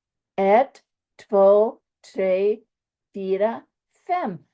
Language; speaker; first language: Swedish; non-native, fluent; English